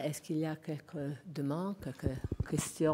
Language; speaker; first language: French; non-native, fluent; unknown